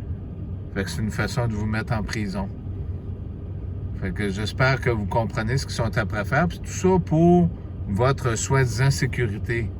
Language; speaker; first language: French; native; French